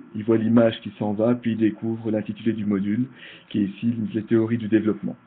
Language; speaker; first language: French; native; French